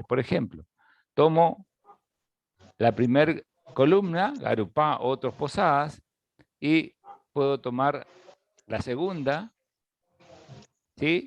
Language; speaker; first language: Spanish; native; Spanish